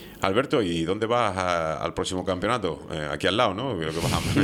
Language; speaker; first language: Spanish; native; Spanish